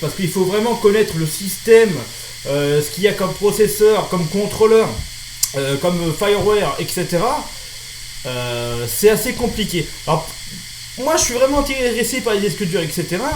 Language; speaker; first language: French; native; French